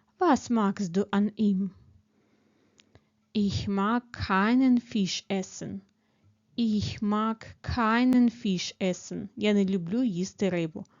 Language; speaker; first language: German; non-native, fluent; Ukrainian